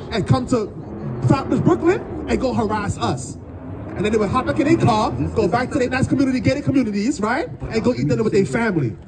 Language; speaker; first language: English; native; English